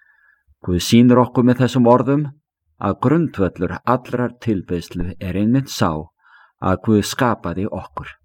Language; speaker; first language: Icelandic; native; Icelandic